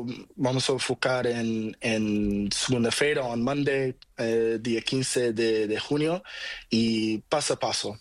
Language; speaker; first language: Spanish; non-native, learner; Portuguese